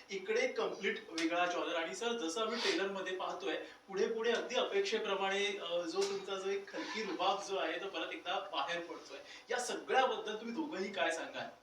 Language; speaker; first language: Marathi; native; Marathi